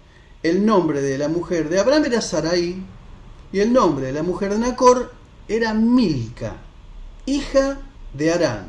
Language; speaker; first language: Spanish; native; Spanish